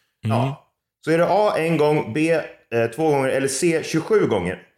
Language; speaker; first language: Swedish; native; Swedish